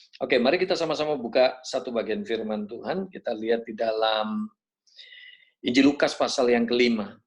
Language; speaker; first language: Indonesian; native; Indonesian